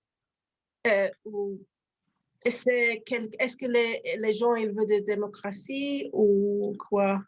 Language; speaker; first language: French; non-native, learner; English